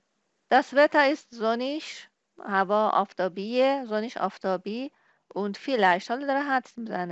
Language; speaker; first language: German; non-native, fluent; Persian